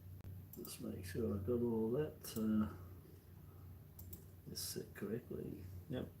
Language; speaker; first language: English; native; English